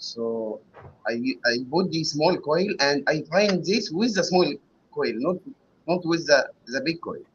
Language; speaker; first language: English; non-native, learner; Arabic